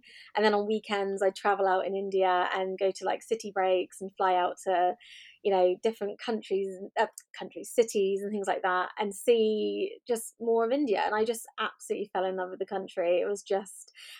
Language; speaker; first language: English; native; English